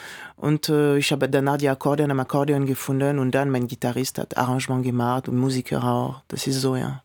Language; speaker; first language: German; non-native, fluent; French